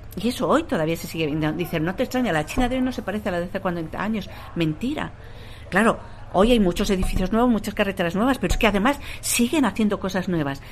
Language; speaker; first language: Spanish; native; Spanish